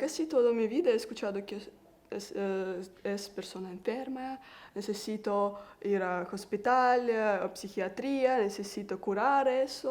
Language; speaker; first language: Spanish; non-native, learner; Russian